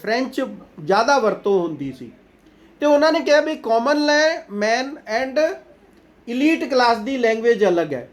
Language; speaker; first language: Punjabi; non-native, local second language; Hindi